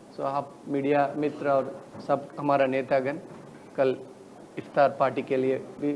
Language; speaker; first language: Hindi; non-native, local second language; Telugu